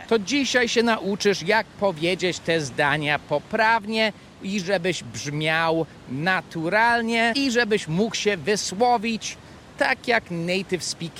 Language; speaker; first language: Polish; non-native, fluent; English